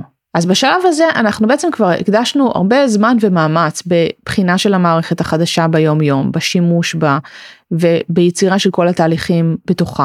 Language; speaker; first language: Hebrew; native; Hebrew